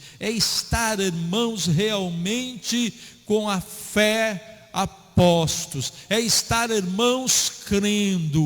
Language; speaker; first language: Portuguese; native; Portuguese